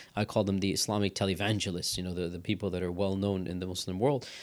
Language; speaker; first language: English; native; English